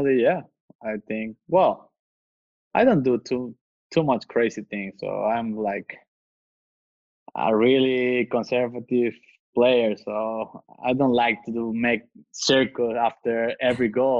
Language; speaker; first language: English; non-native, fluent; Spanish